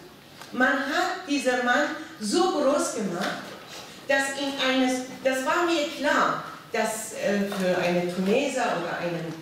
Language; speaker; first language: German; non-native, fluent; Persian